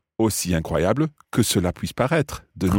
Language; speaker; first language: French; non-native, fluent; English